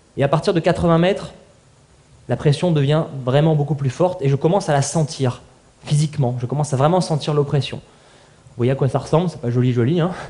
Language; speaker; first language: French; native; French